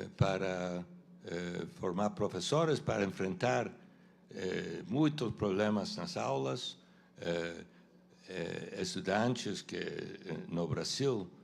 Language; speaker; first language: Portuguese; non-native, fluent; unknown